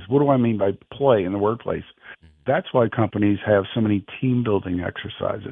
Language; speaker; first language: English; native; English